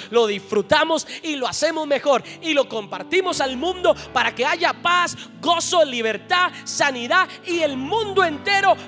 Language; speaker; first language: Spanish; native; Spanish